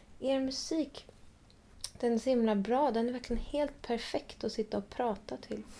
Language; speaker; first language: Swedish; native; Swedish